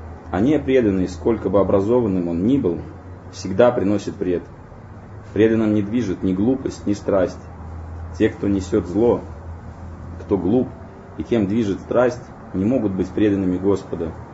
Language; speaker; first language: Russian; native; Russian